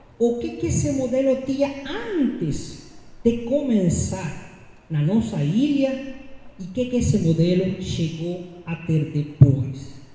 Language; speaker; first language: Portuguese; non-native, fluent; Spanish